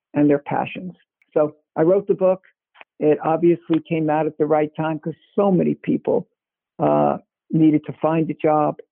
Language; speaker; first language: English; native; English